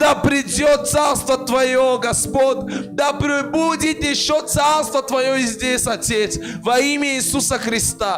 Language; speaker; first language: Russian; non-native, fluent; French